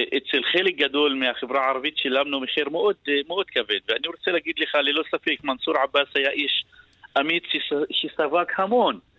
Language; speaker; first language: Hebrew; non-native, local second language; Arabic